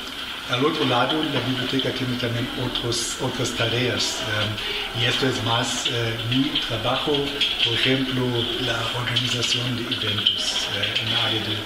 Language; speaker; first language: Spanish; non-native, fluent; German